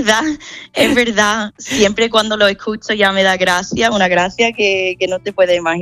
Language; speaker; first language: Spanish; non-native, fluent; English